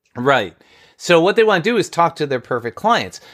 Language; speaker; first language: English; native; English